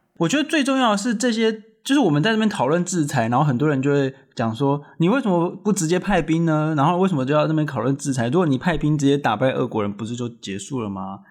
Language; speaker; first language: Chinese; native; Chinese